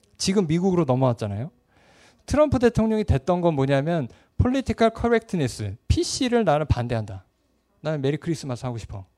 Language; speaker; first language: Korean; native; Korean